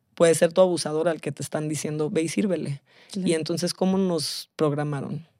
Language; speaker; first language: Spanish; early bilingual, heritage; Spanish